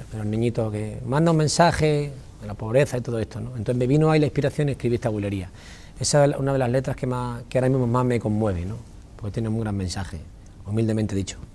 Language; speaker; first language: Spanish; native; Spanish